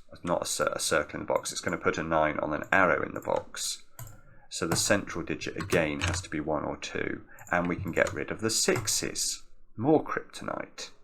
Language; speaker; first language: English; native; English